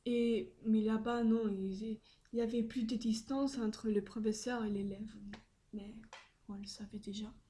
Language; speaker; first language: French; non-native, learner; Spanish